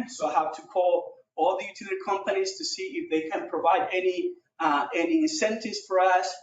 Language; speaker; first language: English; non-native, fluent; Spanish